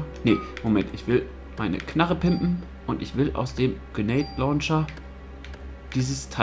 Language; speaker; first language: German; native; German